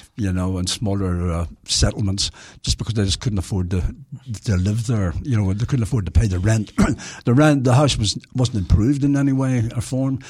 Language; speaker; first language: English; native; English